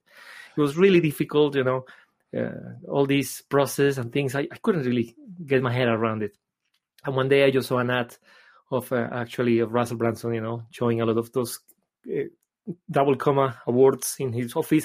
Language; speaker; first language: English; non-native, fluent; Spanish